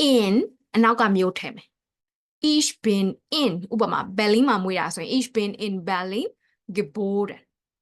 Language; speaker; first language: Burmese; native; Burmese